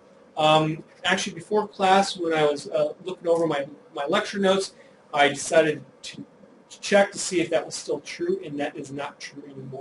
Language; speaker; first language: English; native; English